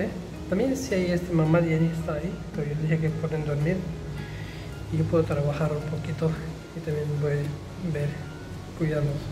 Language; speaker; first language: Spanish; non-native, learner; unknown